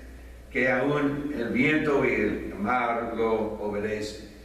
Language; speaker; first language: Spanish; non-native, fluent; English